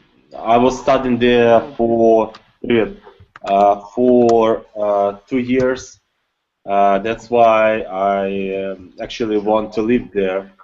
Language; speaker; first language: English; non-native, learner; Russian